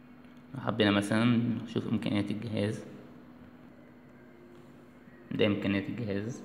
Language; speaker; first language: Arabic; native; Arabic